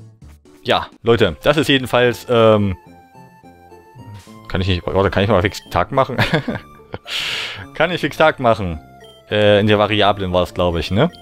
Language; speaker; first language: German; native; German